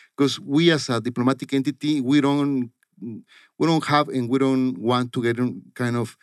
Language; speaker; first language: English; non-native, fluent; Spanish